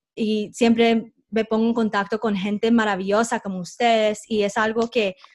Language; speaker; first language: Spanish; early bilingual, heritage; Spanish